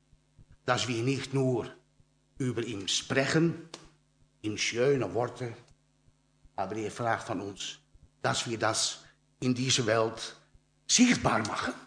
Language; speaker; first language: German; non-native, learner; Dutch